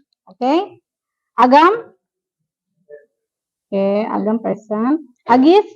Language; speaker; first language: English; non-native, fluent; Indonesian